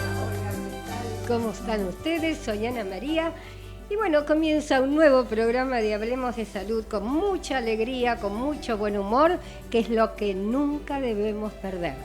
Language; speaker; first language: Spanish; native; Spanish